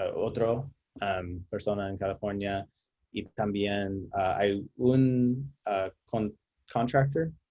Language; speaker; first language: Spanish; non-native, learner; English